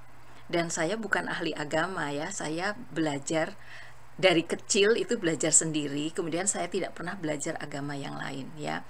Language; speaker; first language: Indonesian; native; Indonesian